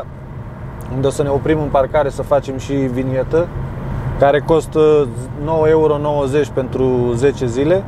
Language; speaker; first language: Romanian; native; Romanian